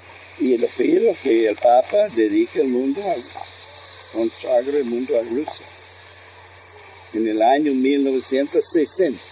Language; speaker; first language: Spanish; non-native, fluent; English